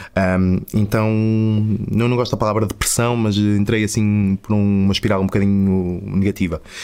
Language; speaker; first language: Portuguese; native; Portuguese